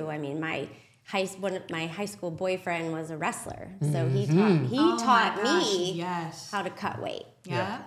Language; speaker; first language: English; native; English